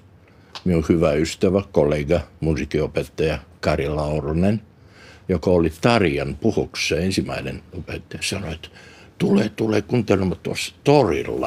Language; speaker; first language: Finnish; non-native, learner; Bulgarian